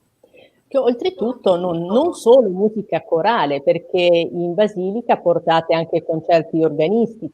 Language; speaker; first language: Italian; native; Italian